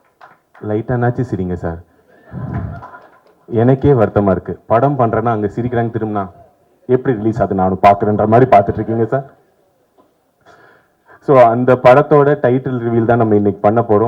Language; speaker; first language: Tamil; native; Tamil